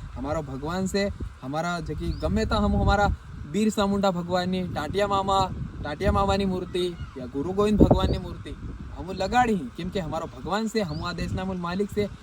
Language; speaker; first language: Gujarati; non-native, local second language; Bhili